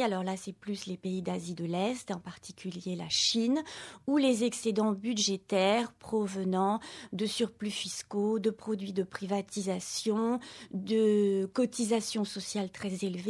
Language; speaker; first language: French; native; French